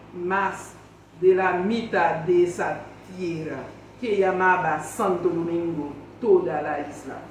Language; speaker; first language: Spanish; non-native, learner; Haitian Creole